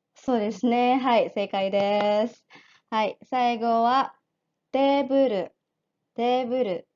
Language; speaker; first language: Japanese; non-native, fluent; Indonesian